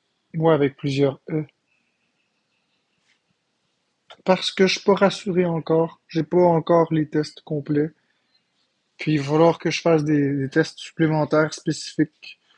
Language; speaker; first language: French; native; French